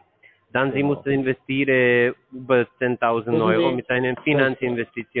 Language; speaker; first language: German; non-native, learner; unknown